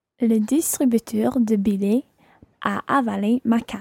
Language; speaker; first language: French; non-native, learner; English